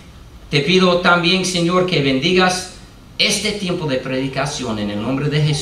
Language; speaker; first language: Spanish; non-native, fluent; English